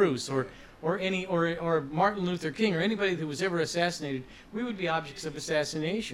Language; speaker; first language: English; native; English